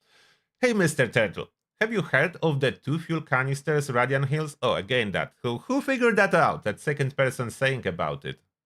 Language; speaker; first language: English; non-native, fluent; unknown